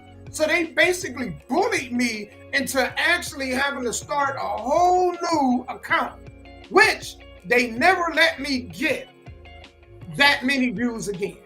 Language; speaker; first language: English; native; English